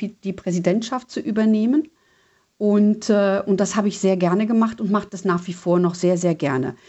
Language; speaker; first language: German; native; German